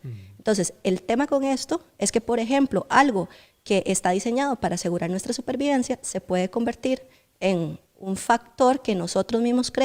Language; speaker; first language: Spanish; native; Spanish